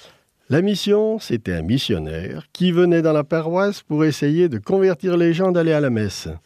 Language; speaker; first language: French; native; French